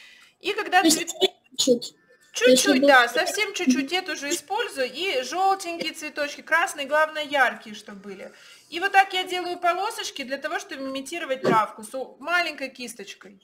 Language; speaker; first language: Russian; native; Russian